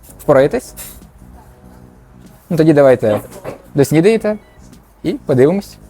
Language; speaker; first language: Ukrainian; native; Ukrainian